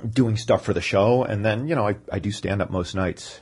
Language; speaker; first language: English; native; English